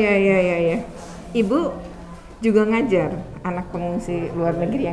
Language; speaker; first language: Indonesian; native; Indonesian